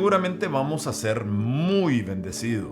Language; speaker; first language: Spanish; native; Spanish